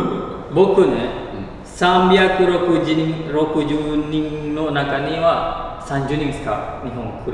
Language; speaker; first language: Japanese; non-native, learner; Indonesian